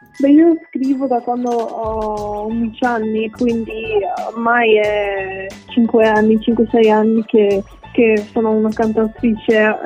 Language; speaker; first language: Italian; early bilingual, heritage; English